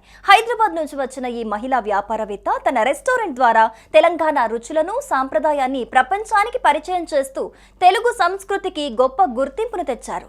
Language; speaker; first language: Telugu; native; Telugu